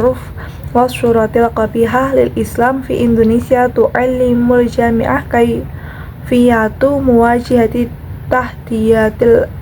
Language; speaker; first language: Arabic; non-native, learner; Indonesian